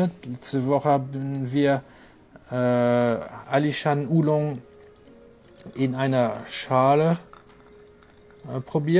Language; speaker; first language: German; non-native, local second language; French